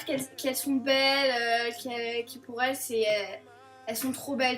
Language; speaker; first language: French; native; French